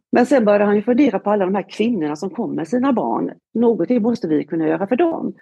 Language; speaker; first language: Swedish; native; Swedish